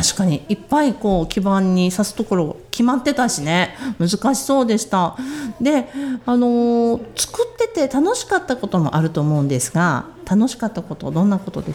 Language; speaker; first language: Japanese; native; Japanese